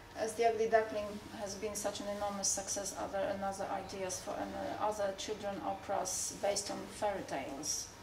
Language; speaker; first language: English; non-native, fluent; Polish